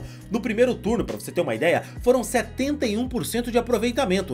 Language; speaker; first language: Portuguese; native; Portuguese